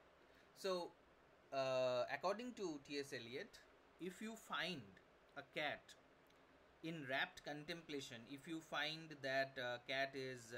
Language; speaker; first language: English; non-native, local second language; Bangla